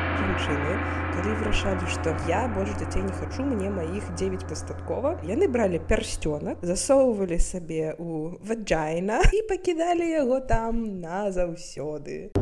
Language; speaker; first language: Belarusian; non-native, local second language; Russian